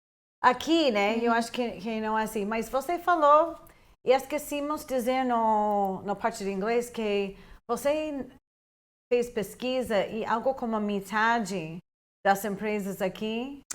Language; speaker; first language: Portuguese; non-native, fluent; English